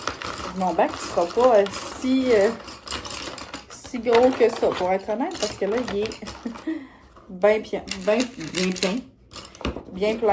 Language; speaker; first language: French; native; French